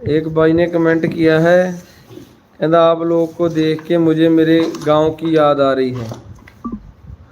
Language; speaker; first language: Hindi; non-native, local second language; Punjabi